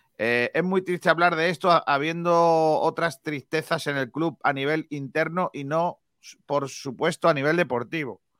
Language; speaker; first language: Spanish; native; Spanish